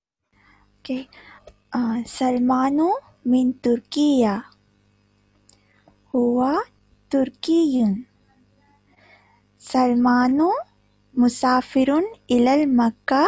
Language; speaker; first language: Arabic; non-native, learner; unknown